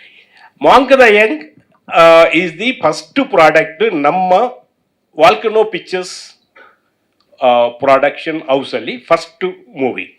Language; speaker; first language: Kannada; non-native, learner; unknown